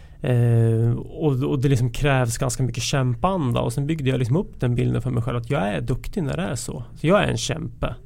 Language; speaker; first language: Swedish; native; Swedish